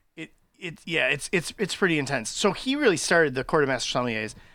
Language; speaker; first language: English; native; English